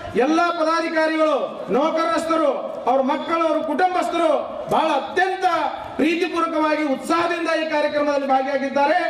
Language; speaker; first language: Kannada; non-native, local second language; Lambadi